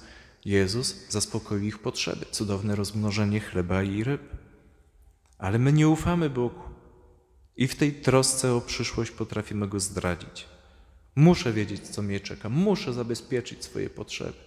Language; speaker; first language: Polish; native; Polish